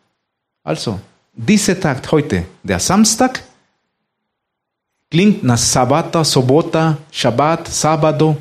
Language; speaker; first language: German; non-native, fluent; Spanish